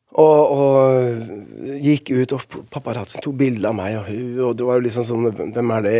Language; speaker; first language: Norwegian; early bilingual, other home language; Spanish